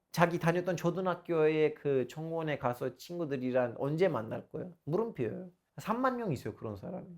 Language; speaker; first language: Korean; non-native, fluent; Turkish